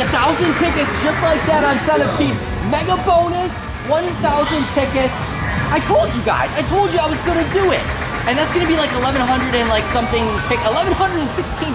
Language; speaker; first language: English; native; English